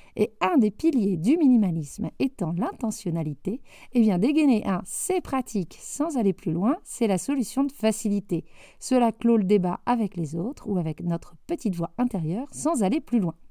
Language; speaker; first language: French; native; French